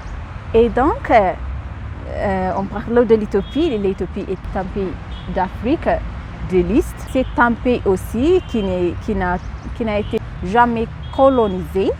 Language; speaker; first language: French; non-native, fluent; Amharic